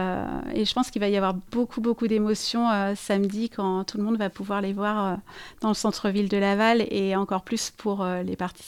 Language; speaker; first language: French; native; French